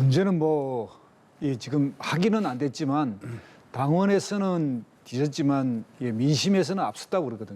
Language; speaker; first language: Korean; native; Korean